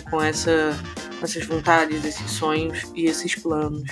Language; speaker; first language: Portuguese; native; Portuguese